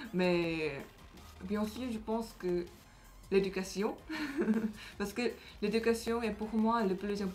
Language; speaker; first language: French; non-native, learner; Korean